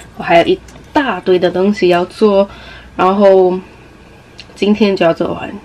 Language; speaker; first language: Chinese; early bilingual, heritage; Chinese